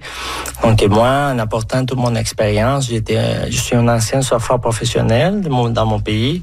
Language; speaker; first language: French; non-native, fluent; Spanish